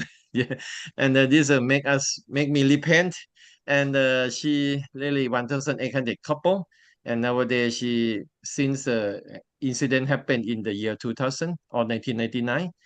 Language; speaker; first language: English; non-native, learner; Thai